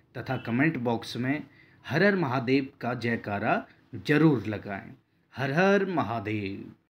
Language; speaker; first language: Hindi; native; Hindi